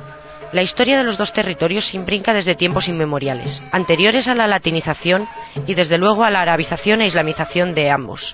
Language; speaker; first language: Spanish; native; Spanish